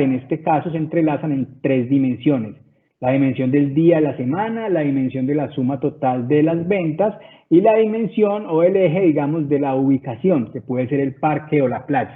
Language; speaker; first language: Spanish; native; Spanish